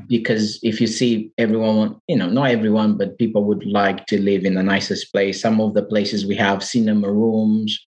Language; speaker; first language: English; non-native, fluent; Portuguese